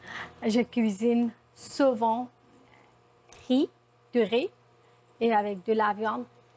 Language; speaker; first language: French; non-native, learner; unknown